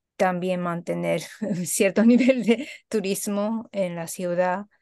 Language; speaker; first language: Spanish; non-native, fluent; Japanese